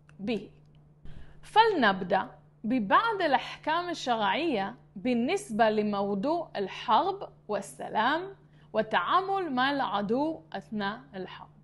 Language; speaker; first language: Arabic; non-native, fluent; Hebrew